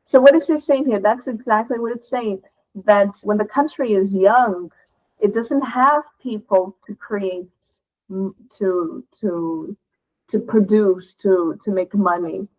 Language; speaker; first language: English; non-native, fluent; Portuguese